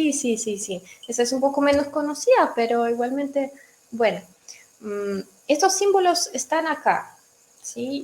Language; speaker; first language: Spanish; non-native, fluent; Russian